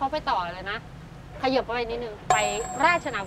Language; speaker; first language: Thai; native; Thai